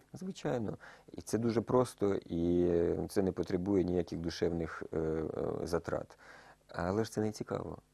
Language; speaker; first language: Ukrainian; native; Ukrainian